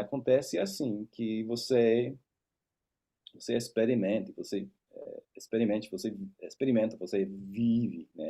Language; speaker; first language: Portuguese; non-native, fluent; English